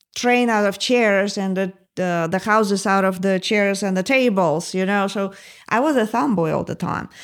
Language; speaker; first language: English; non-native, fluent; Russian